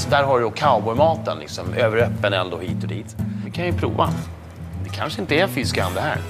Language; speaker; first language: Swedish; native; Swedish